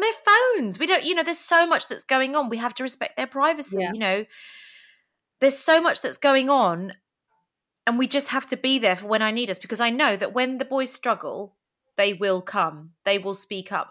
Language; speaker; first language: English; early bilingual, other home language; Greek